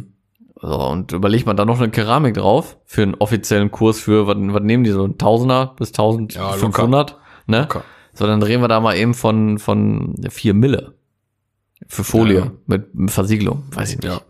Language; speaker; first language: German; native; German